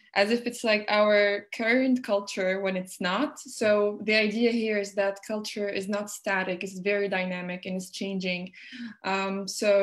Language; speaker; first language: English; non-native, fluent; Arabic